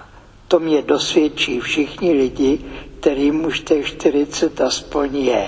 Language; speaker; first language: Czech; native; Czech